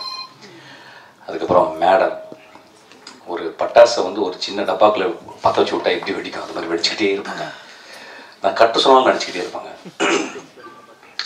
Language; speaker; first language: Tamil; native; Tamil